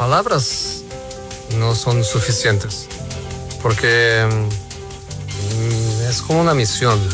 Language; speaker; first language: Spanish; non-native, fluent; Portuguese